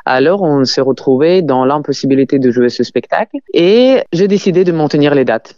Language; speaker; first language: French; non-native, fluent; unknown